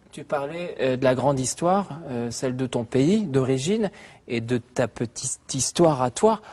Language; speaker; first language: French; native; French